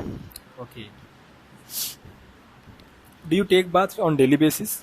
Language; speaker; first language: English; non-native, fluent; Hindi